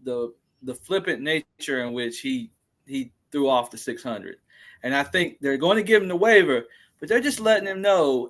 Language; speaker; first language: English; native; English